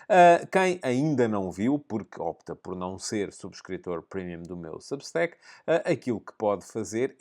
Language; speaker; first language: Portuguese; native; Portuguese